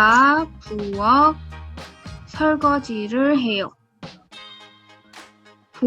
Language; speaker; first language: Korean; non-native, fluent; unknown